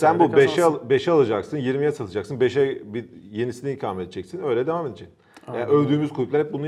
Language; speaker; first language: Turkish; native; Turkish